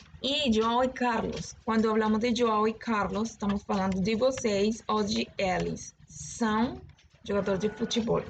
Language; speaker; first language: Portuguese; non-native, learner; Spanish